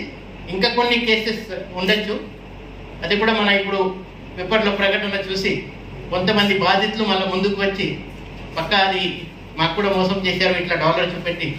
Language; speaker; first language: Telugu; native; Telugu